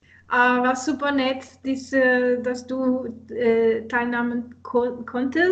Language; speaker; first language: German; non-native, learner; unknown